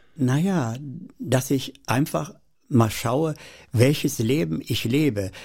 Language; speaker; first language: German; native; German